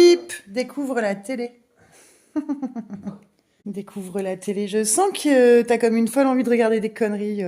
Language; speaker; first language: French; native; French